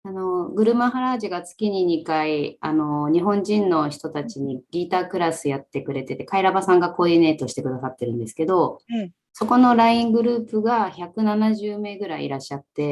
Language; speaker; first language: Japanese; native; Japanese